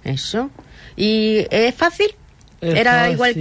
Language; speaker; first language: Spanish; native; Spanish